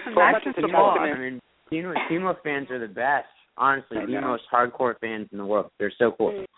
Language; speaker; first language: English; native; English